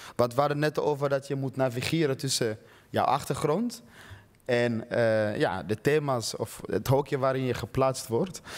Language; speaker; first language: Dutch; early bilingual, other home language; Swahili